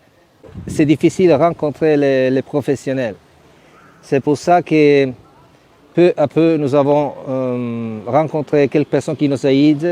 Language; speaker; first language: French; non-native, fluent; Italian